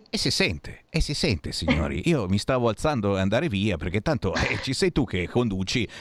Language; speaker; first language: Italian; native; Italian